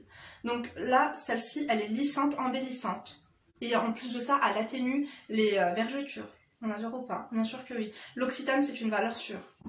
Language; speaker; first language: French; native; French